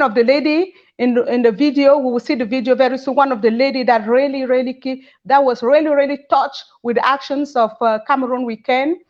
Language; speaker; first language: English; non-native, local second language; French